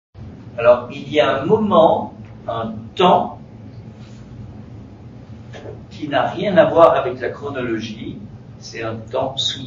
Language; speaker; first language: French; native; French